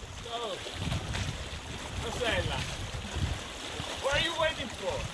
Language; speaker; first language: English; non-native, fluent; Italian